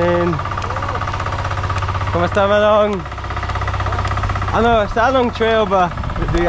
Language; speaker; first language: Filipino; non-native, learner; English